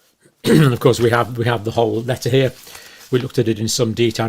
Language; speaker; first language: English; native; English